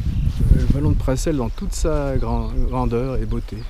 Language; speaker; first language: French; native; French